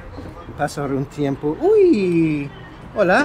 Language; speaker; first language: Spanish; non-native, learner; English